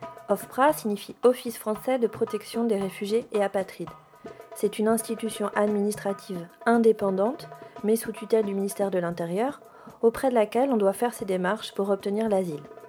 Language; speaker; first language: French; native; French